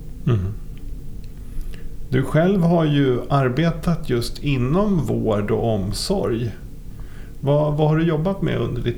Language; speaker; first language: Swedish; native; Swedish